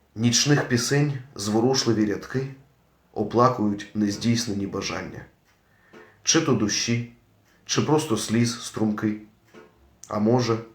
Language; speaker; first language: Ukrainian; native; Ukrainian